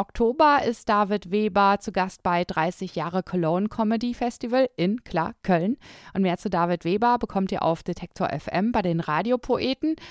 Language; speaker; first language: German; native; German